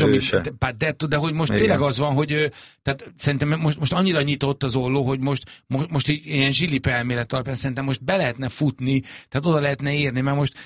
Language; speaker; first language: Hungarian; native; Hungarian